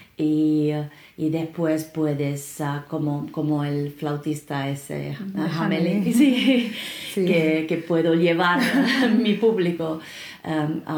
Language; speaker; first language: Spanish; non-native, fluent; Finnish